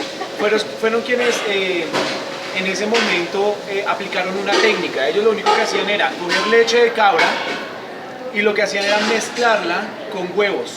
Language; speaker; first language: Spanish; native; Spanish